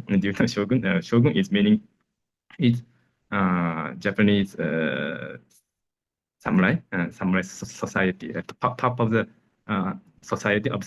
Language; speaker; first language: English; non-native, learner; Japanese